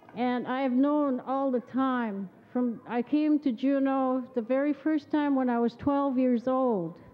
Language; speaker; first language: English; native; English